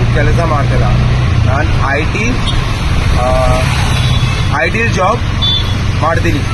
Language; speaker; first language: Kannada; non-native, local second language; Hindi